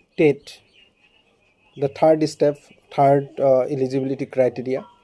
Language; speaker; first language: English; non-native, local second language; Assamese